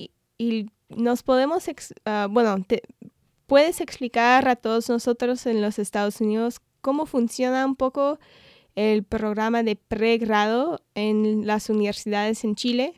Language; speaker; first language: Spanish; non-native, fluent; English